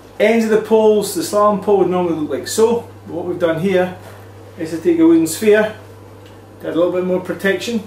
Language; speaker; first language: English; native; English